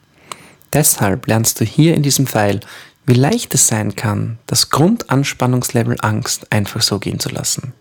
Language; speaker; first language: German; native; German